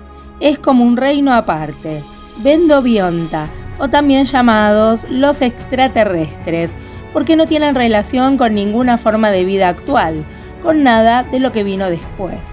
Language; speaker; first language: Spanish; native; Spanish